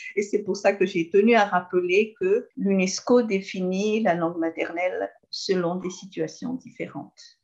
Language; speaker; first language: French; non-native, local second language; Malagasy